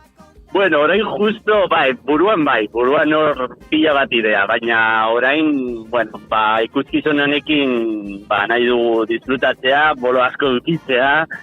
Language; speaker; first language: Basque; non-native, local second language; Spanish